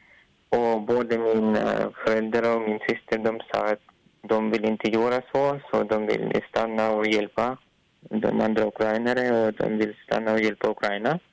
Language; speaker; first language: Swedish; non-native, learner; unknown